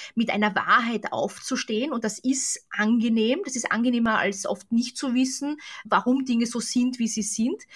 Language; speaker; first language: German; native; German